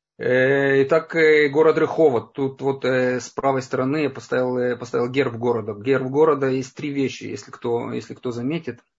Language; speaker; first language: Russian; native; Russian